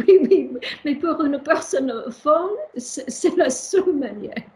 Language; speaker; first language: French; non-native, learner; English